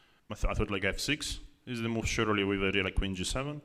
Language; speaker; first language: English; non-native, fluent; Russian